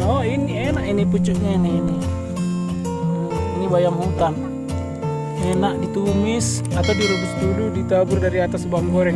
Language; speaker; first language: Indonesian; non-native, local second language; Batak Toba